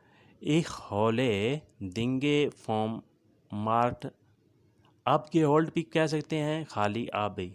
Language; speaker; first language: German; non-native, learner; Urdu